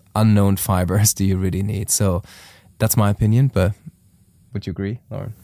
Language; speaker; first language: English; non-native, fluent; German